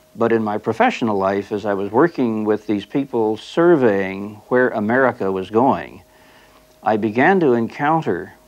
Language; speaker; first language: English; native; English